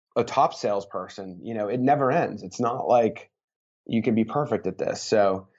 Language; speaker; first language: English; native; English